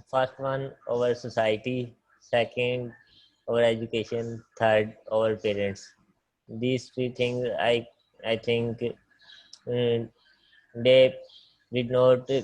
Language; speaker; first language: English; non-native, learner; Punjabi